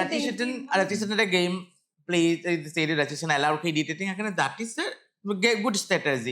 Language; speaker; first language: Malayalam; non-native, learner; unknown